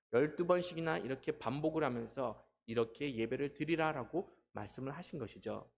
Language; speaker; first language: Korean; native; Korean